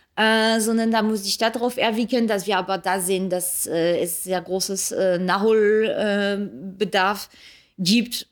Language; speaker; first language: German; early bilingual, other home language; French